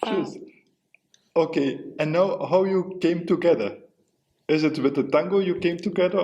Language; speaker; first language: English; non-native, fluent; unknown